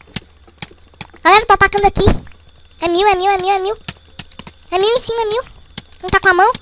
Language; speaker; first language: Portuguese; native; Portuguese